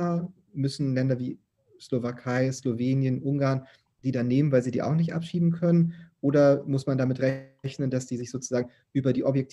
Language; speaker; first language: German; native; German